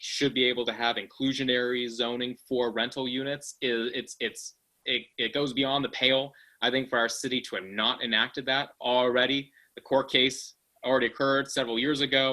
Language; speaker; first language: English; native; English